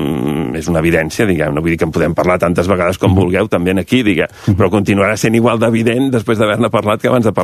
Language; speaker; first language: Catalan; native; Catalan